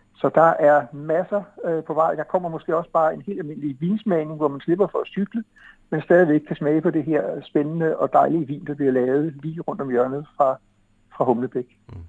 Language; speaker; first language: Danish; native; Danish